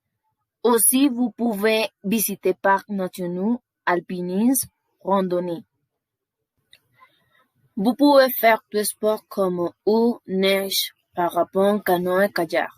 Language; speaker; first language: French; non-native, learner; Spanish